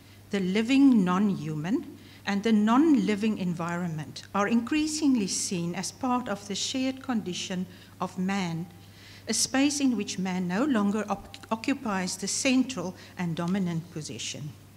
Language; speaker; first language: English; non-native, local second language; Afrikaans